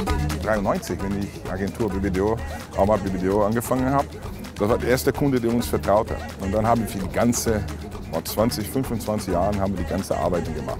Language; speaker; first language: German; non-native, fluent; Portuguese